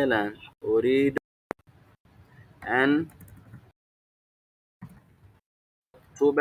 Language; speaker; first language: Arabic; non-native, fluent; English